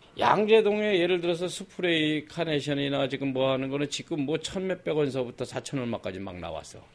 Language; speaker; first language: Korean; native; Korean